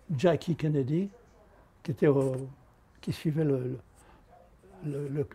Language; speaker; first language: French; native; French